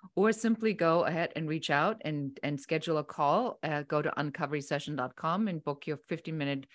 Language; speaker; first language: English; non-native, fluent; German